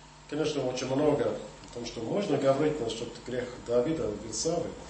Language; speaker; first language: Russian; non-native, fluent; English